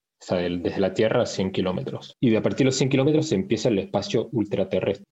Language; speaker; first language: Spanish; early bilingual, heritage; Spanish